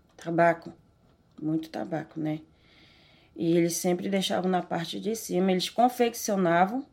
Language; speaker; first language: Portuguese; native; Portuguese